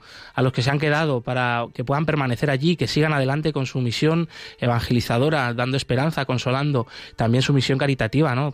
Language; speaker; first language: Spanish; native; Spanish